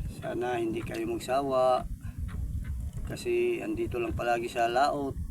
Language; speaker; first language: Filipino; non-native, local second language; Cebuano